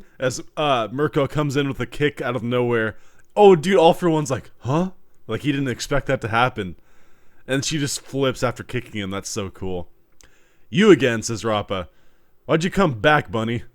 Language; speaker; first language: English; native; English